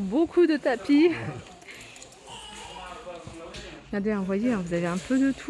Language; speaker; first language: French; native; French